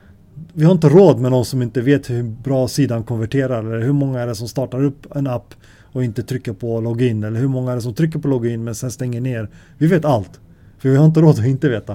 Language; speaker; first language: Swedish; native; Swedish